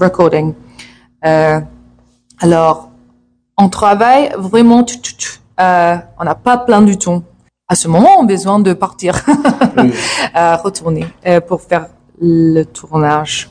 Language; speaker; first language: French; non-native, learner; English